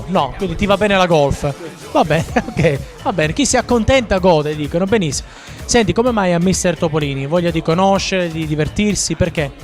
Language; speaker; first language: Italian; native; Italian